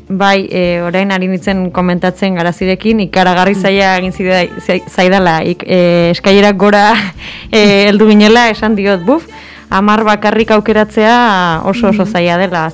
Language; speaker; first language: Basque; native; Basque